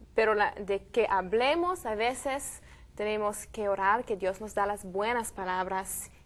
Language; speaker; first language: Spanish; non-native, learner; French